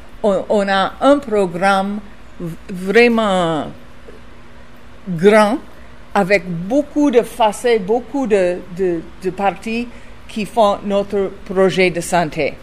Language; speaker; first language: French; non-native, fluent; English